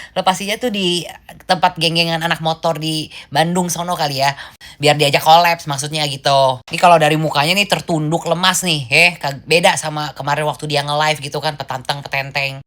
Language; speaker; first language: Indonesian; native; Indonesian